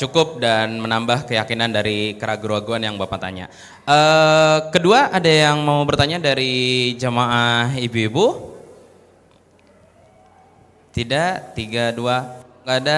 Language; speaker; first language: Indonesian; native; Indonesian